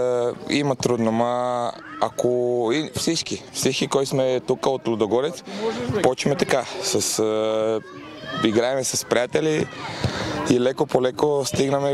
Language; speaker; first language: Bulgarian; non-native, learner; Romanian